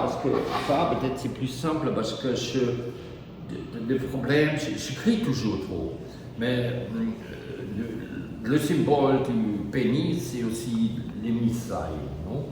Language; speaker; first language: French; non-native, learner; German